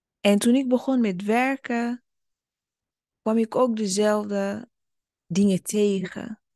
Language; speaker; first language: Dutch; early bilingual, other home language; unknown